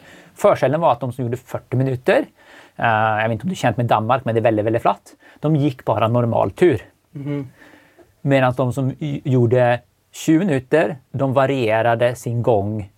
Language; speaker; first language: Swedish; native; Swedish